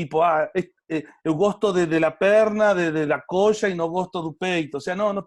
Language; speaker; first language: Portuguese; non-native, learner; Spanish